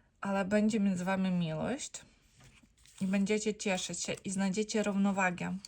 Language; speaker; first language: Polish; non-native, learner; Ukrainian